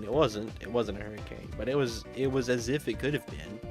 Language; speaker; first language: English; native; English